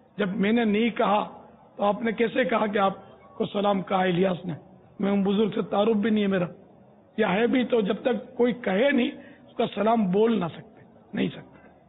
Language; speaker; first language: Urdu; non-native, local second language; Gujarati